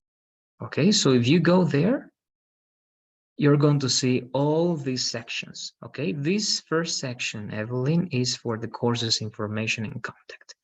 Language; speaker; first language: English; non-native, fluent; Spanish